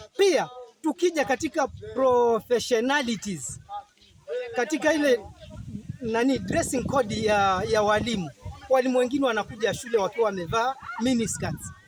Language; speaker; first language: Swahili; native; Swahili